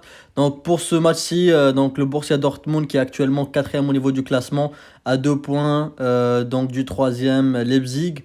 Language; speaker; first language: French; native; French